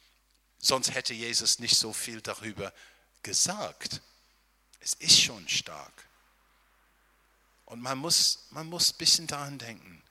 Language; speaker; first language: German; non-native, fluent; English